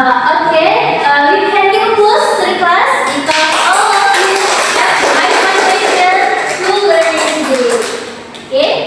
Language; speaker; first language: English; non-native, learner; Indonesian